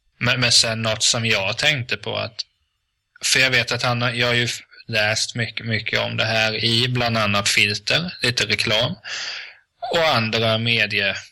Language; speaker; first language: Swedish; native; Swedish